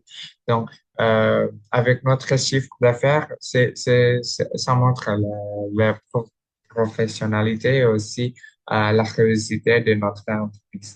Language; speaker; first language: French; non-native, learner; Indonesian